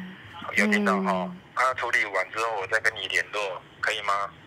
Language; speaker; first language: Chinese; native; Chinese